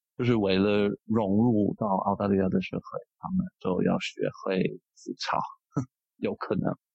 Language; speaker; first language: Chinese; non-native, fluent; English